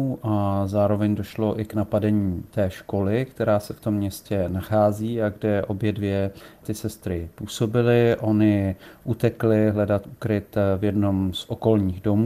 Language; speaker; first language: Czech; native; Czech